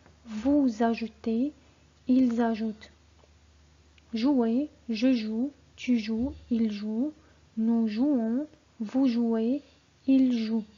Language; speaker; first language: French; non-native, fluent; Arabic